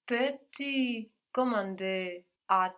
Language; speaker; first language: French; non-native, learner; English